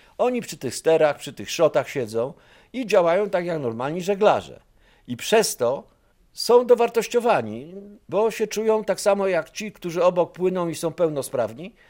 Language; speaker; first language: Polish; native; Polish